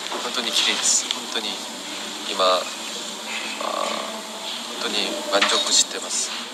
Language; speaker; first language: Japanese; non-native, fluent; Korean